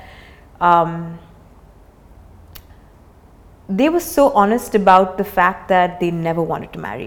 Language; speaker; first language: English; non-native, local second language; Hindi